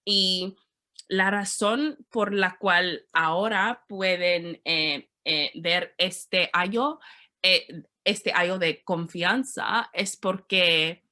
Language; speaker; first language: Spanish; non-native, learner; English